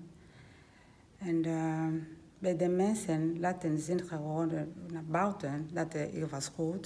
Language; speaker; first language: Dutch; non-native, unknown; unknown